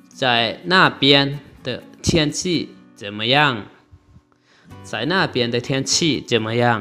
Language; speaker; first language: Chinese; non-native, fluent; Lao